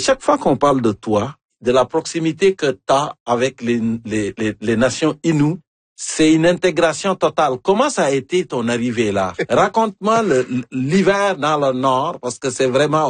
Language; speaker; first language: French; native; French